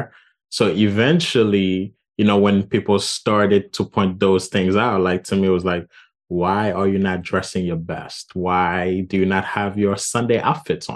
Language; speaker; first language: English; non-native, fluent; Haitian Creole